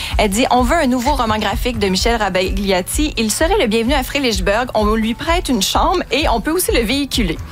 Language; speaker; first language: French; native; French